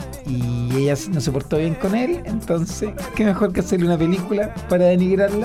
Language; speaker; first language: Spanish; native; Spanish